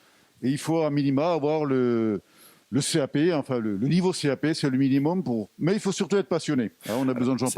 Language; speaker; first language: French; native; French